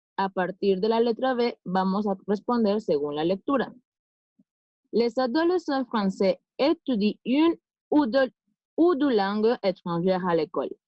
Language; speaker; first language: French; non-native, fluent; Spanish